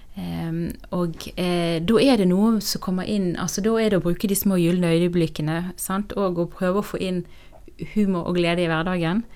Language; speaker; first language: Norwegian; native; Norwegian